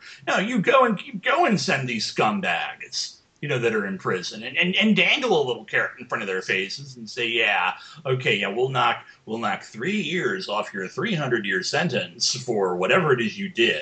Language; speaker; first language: English; native; English